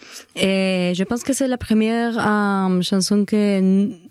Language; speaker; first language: French; non-native, learner; Spanish